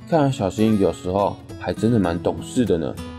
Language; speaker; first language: Chinese; native; Chinese